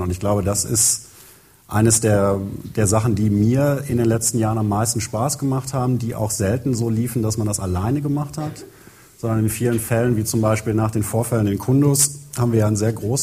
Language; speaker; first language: German; native; German